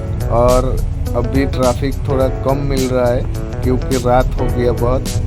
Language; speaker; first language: Hindi; non-native, local second language; Assamese